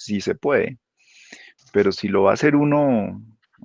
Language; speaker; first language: Spanish; native; Spanish